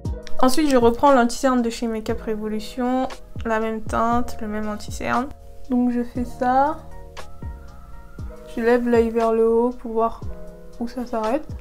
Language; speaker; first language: French; native; French